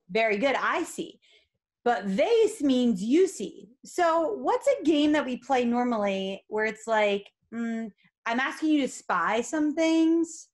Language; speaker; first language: English; native; English